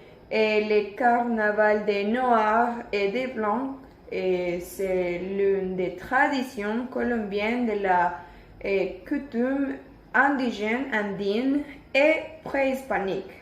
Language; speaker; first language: French; non-native, learner; Spanish